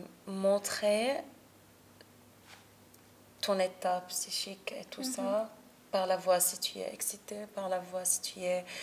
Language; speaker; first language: French; non-native, local second language; Arabic